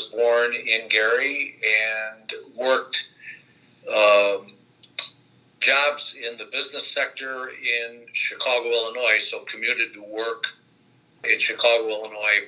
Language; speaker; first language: English; native; English